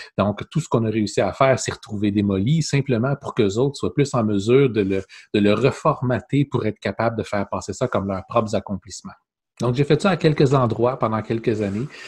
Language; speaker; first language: French; native; French